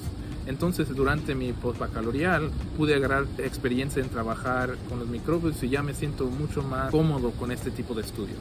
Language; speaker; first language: Spanish; early bilingual, heritage; Spanish